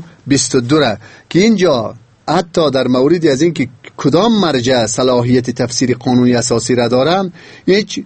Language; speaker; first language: Persian; native; Persian